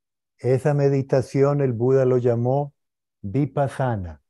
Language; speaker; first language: Spanish; native; Spanish